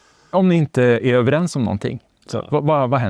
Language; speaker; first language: Swedish; native; Swedish